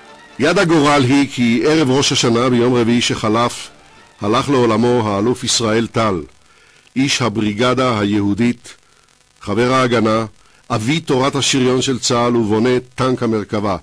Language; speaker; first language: Hebrew; native; Hebrew